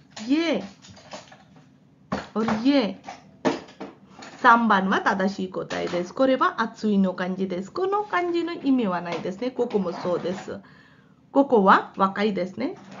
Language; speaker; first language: Japanese; non-native, fluent; Hindi